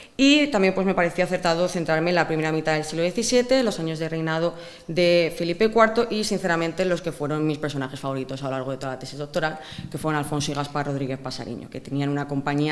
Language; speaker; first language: Spanish; native; Spanish